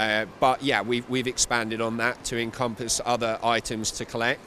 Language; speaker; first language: English; native; English